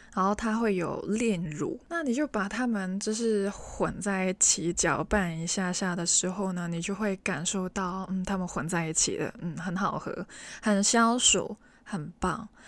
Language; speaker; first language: Chinese; non-native, local second language; Cantonese